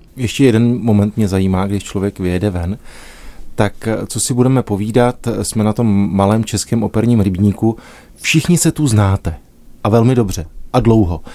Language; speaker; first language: Czech; native; Czech